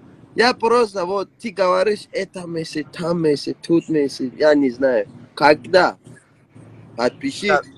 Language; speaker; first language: Russian; non-native, learner; Persian